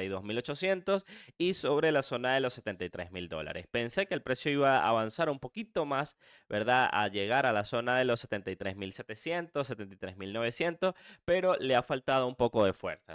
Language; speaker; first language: Spanish; native; Spanish